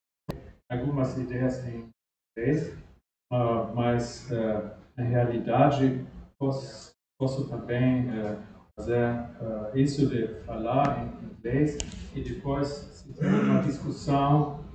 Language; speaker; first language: Portuguese; non-native, fluent; German